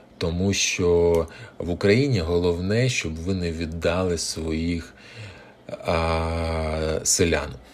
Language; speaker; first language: Ukrainian; non-native, local second language; Russian